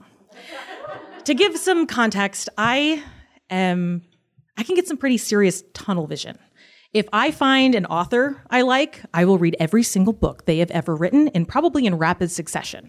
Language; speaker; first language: English; native; English